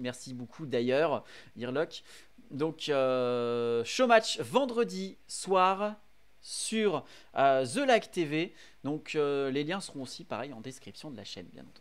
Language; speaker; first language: French; native; French